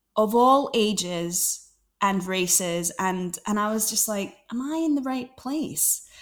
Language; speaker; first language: English; native; English